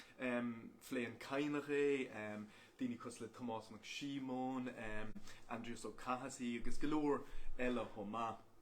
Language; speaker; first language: Irish; non-native, local second language; English